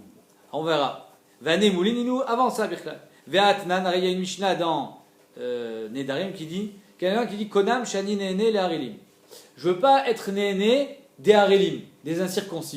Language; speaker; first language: French; native; French